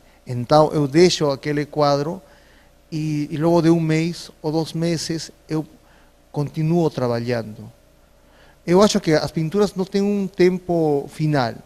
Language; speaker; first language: Portuguese; non-native, fluent; Spanish